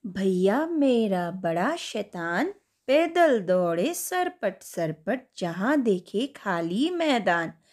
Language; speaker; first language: Hindi; native; Hindi